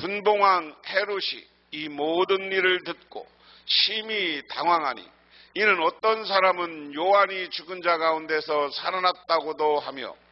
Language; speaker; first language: Korean; native; Korean